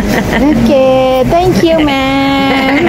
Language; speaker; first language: English; non-native, learner; Indonesian